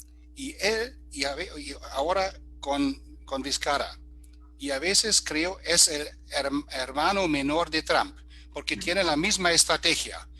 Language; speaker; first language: Spanish; non-native, fluent; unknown